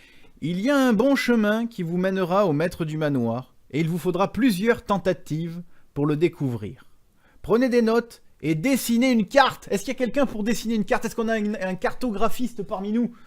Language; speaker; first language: French; native; French